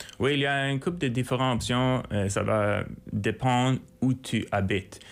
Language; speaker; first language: French; non-native, fluent; Swedish